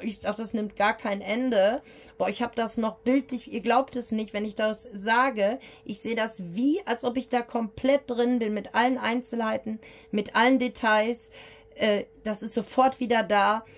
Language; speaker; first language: German; native; German